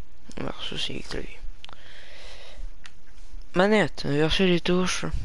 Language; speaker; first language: French; native; French